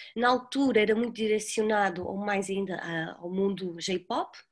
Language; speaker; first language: Portuguese; native; Portuguese